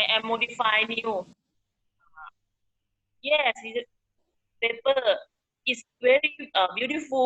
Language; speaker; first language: English; non-native, learner; Thai